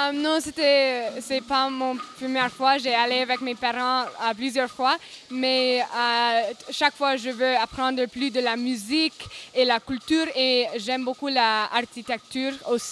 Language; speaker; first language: French; non-native, local second language; English